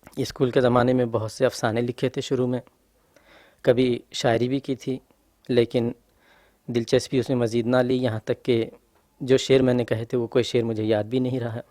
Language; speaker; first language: Urdu; native; Urdu